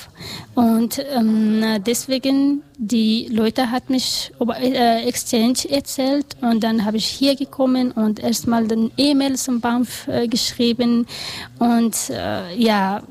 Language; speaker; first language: German; non-native, learner; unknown